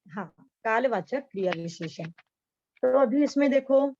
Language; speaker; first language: Hindi; non-native, local second language; Marathi